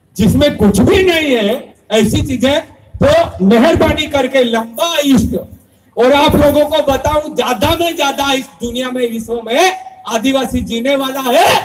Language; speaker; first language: Hindi; non-native, local second language; Bhili